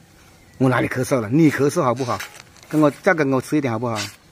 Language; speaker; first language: Chinese; native; Chinese